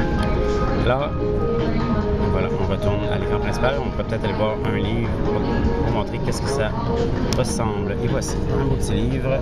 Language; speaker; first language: French; native; French